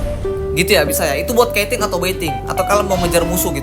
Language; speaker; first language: Indonesian; native; Indonesian